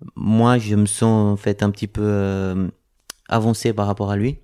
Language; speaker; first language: French; native; French